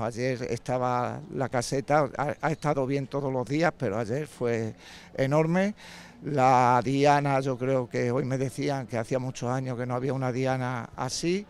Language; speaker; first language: Spanish; native; Spanish